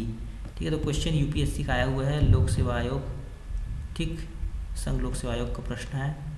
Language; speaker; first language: Hindi; native; Hindi